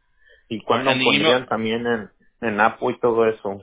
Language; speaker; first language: Spanish; early bilingual, heritage; Spanish